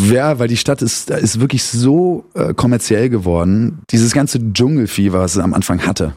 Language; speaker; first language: German; native; German